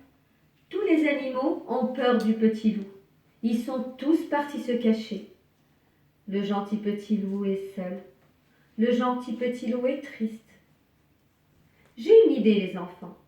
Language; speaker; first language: French; native; French